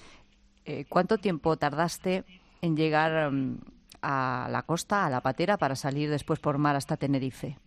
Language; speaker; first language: Spanish; native; Spanish